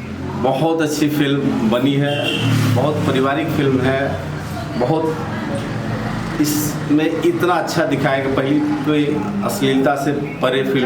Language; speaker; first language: Hindi; native; Hindi